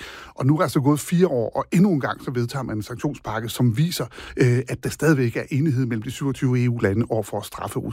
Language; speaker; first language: Danish; native; Danish